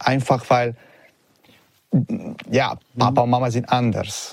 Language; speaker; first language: German; non-native, learner; Italian